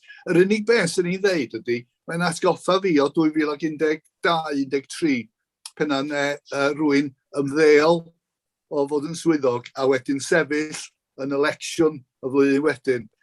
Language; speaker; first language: Welsh; native; Welsh